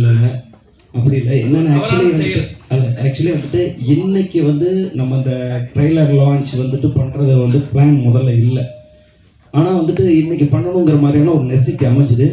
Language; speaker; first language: Tamil; native; Tamil